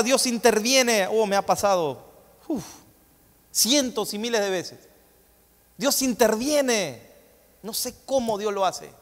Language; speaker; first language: Spanish; native; Spanish